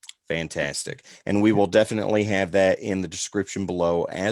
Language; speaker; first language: English; native; English